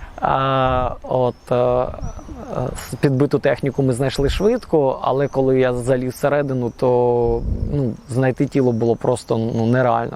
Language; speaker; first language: Ukrainian; native; Ukrainian